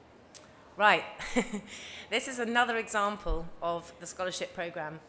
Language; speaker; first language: English; native; English